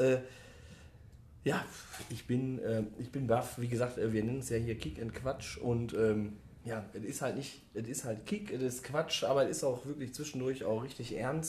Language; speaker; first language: German; native; German